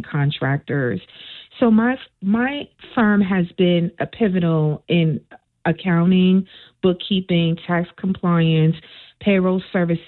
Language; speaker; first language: English; native; English